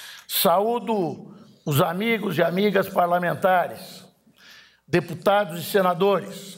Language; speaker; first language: Portuguese; native; Portuguese